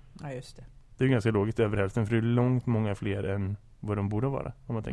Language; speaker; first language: Swedish; native; Swedish